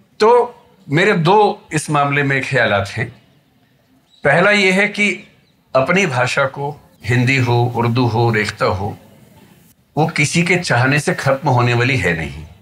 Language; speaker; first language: Hindi; native; Hindi